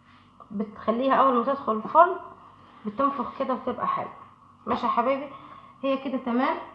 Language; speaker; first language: Arabic; native; Arabic